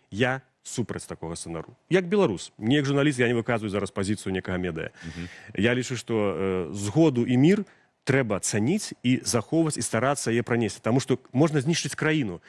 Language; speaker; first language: Belarusian; non-native, local second language; Russian